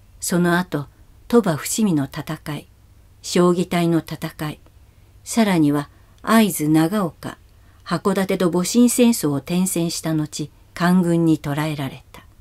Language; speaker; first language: Japanese; native; Japanese